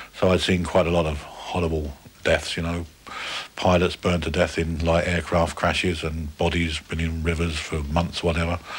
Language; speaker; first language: English; native; English